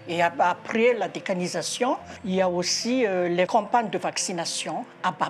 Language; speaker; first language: French; non-native, local second language; Malagasy